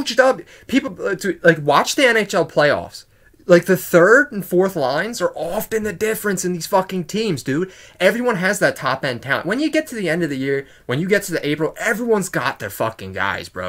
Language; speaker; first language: English; native; English